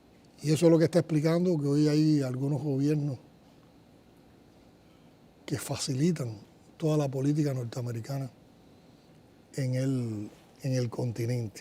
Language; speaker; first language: Spanish; native; Spanish